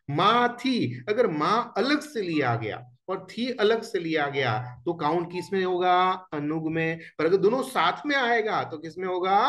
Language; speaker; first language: Hindi; non-native, local second language; Gujarati